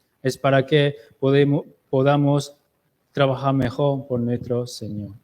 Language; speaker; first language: Spanish; non-native, learner; Chinese